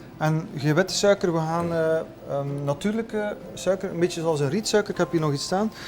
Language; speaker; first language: Dutch; native; Dutch